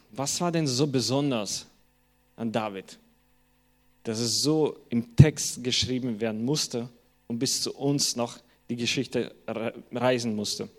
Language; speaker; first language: German; non-native, fluent; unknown